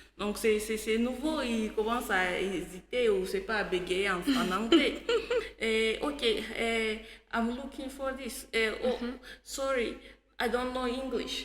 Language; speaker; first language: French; non-native, local second language; Swahili